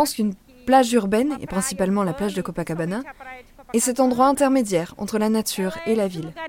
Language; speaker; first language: French; non-native, fluent; Portuguese